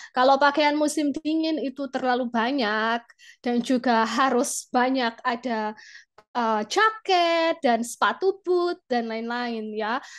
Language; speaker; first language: Indonesian; native; Indonesian